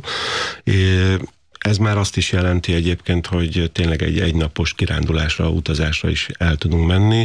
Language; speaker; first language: Hungarian; native; Hungarian